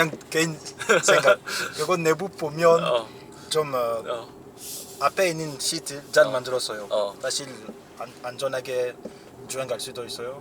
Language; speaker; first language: Korean; non-native, learner; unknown